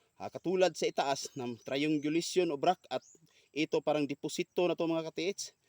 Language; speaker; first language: Filipino; non-native, local second language; Cebuano